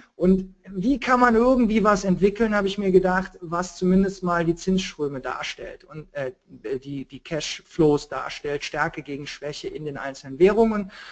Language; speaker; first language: German; native; German